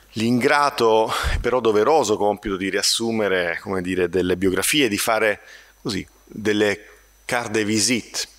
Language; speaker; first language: Italian; native; Italian